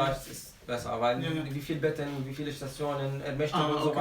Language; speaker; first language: German; non-native, fluent; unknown